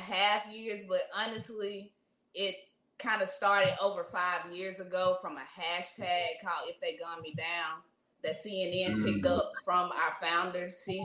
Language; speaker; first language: English; native; English